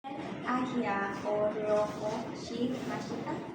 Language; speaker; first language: Japanese; non-native, learner; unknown